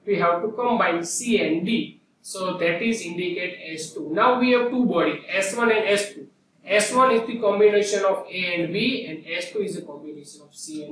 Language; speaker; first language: English; non-native, local second language; Gujarati